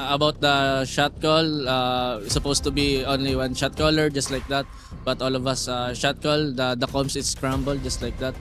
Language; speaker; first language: English; non-native, learner; Lao